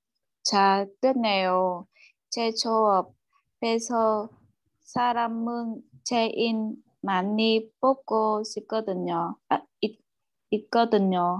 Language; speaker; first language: Korean; non-native, learner; Vietnamese